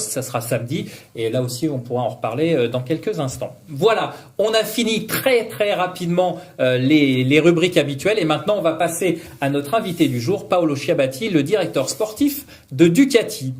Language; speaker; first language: French; native; French